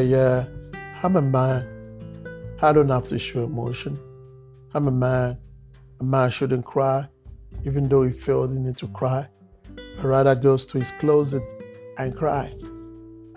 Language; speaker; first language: English; non-native, local second language; Yoruba